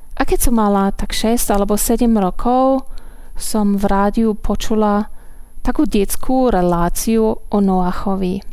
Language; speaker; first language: Slovak; non-native, fluent; German